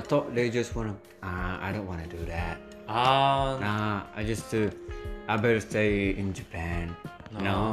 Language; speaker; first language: English; non-native, fluent; Indonesian